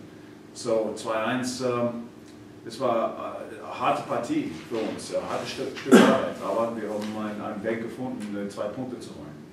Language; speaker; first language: German; non-native, fluent; English